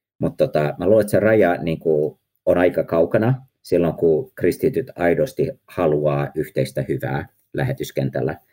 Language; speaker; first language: Finnish; early bilingual, heritage; Finnish